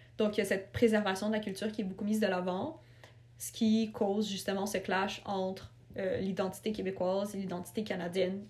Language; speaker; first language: French; early bilingual, other home language; Russian